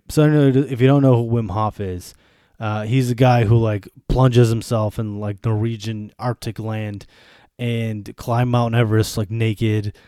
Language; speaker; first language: English; early bilingual, other home language; Bosnian